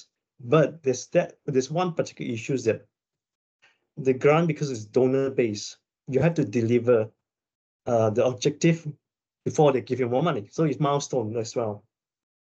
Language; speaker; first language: English; non-native, local second language; Chinese